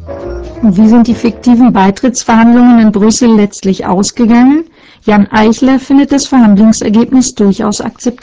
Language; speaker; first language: German; native; German